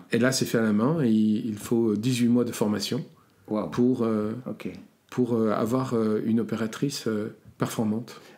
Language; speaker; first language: French; native; French